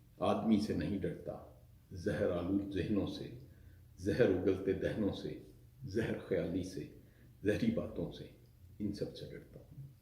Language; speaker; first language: Urdu; non-native, local second language; Punjabi